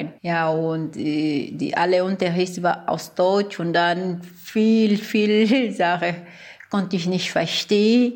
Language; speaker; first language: German; non-native, fluent; Portuguese